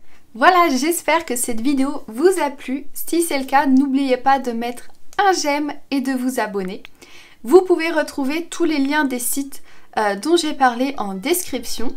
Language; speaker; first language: French; native; French